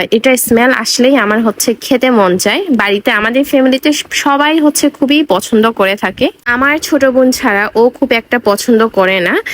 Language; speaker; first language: Bangla; non-native, local second language; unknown